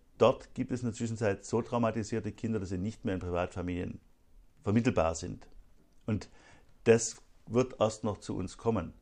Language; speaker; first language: German; native; German